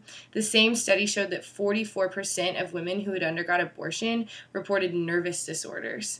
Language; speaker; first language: English; native; English